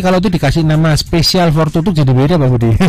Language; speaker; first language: Indonesian; native; Indonesian